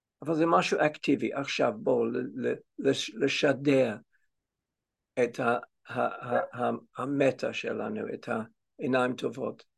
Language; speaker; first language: Hebrew; non-native, fluent; English